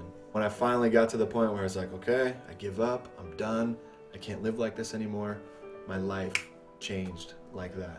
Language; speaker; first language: English; native; English